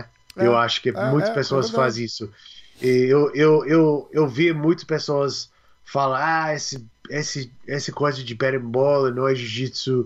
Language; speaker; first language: Portuguese; non-native, learner; English